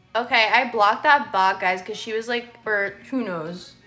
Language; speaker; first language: English; native; English